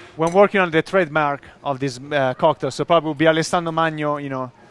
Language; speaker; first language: English; non-native, fluent; Italian